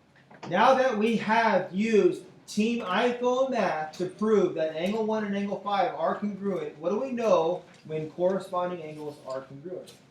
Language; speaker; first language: English; native; English